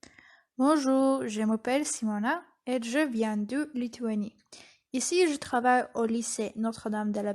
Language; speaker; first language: French; non-native, learner; Lithuanian